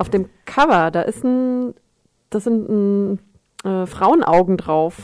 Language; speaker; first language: German; native; German